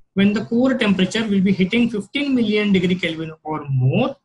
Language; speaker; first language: English; non-native, local second language; Marathi